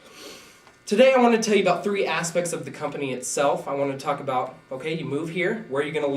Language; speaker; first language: English; native; English